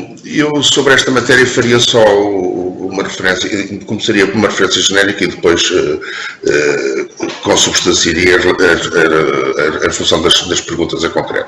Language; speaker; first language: Portuguese; native; Portuguese